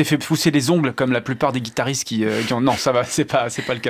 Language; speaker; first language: French; native; French